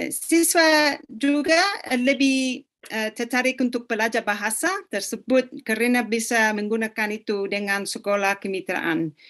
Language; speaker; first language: Indonesian; non-native, fluent; English